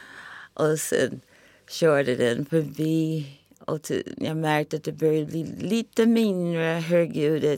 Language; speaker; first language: Swedish; non-native, fluent; English